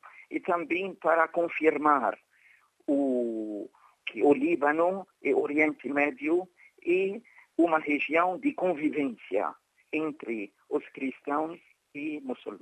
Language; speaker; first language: Portuguese; non-native, fluent; Arabic